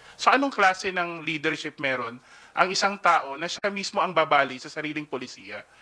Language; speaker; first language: Filipino; native; Filipino